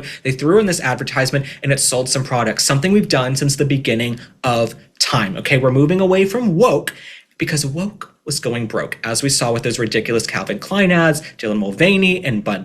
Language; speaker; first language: English; native; English